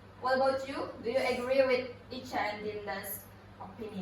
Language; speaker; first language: English; non-native, learner; Indonesian